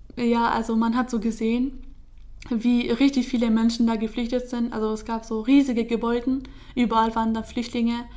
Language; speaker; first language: German; early bilingual, other home language; Kurdish